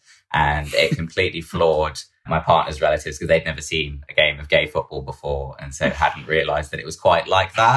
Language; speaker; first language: English; native; English